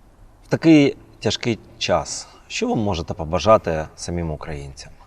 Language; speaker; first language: Ukrainian; native; Ukrainian